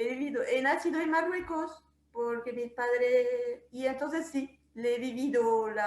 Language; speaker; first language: Spanish; non-native, fluent; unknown